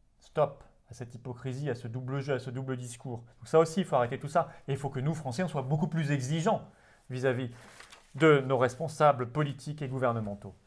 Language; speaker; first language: French; native; French